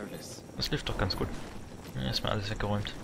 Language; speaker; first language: German; native; German